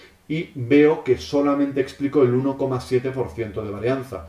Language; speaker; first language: Spanish; native; Spanish